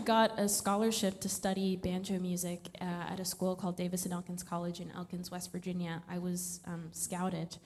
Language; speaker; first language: English; native; English